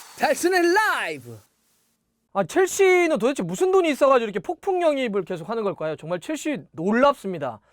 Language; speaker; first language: Korean; native; Korean